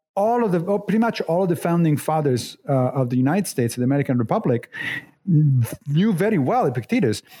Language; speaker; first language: English; non-native, fluent; Italian